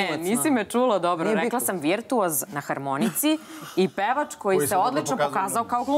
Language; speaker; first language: Serbian; native; Serbian